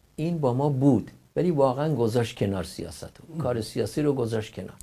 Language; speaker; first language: Persian; non-native, local second language; Kurdish